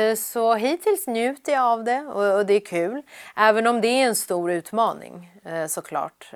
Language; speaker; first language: Swedish; early bilingual, other home language; Persian